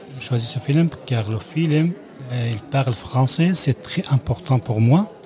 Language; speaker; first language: French; non-native, learner; Kurdish